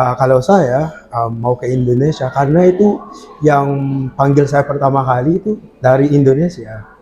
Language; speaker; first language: Indonesian; non-native, fluent; Filipino